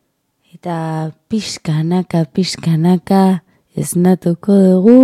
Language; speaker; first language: Basque; non-native, learner; Spanish